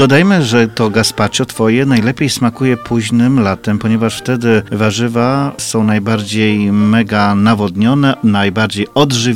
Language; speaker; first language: Polish; native; Polish